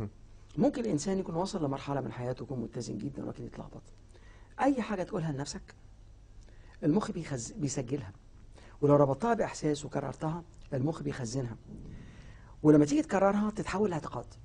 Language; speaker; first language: Arabic; native; Arabic